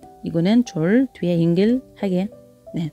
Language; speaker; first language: Korean; non-native, learner; Arabic